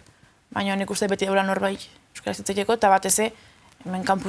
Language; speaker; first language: Basque; native; Basque